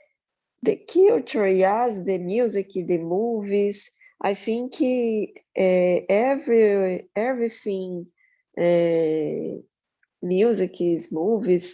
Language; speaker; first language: English; non-native, learner; Portuguese